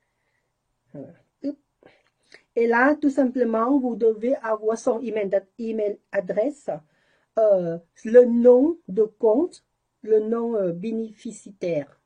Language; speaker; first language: French; non-native, learner; Thai